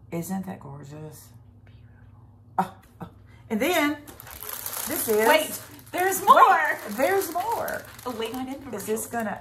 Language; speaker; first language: English; native; English